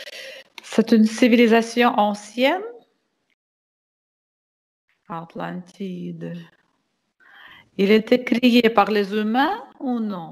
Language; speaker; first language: French; non-native, fluent; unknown